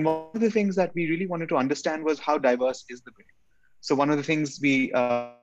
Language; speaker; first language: English; non-native, local second language; Hindi